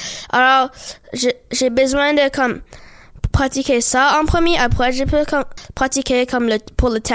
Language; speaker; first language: French; early bilingual, other home language; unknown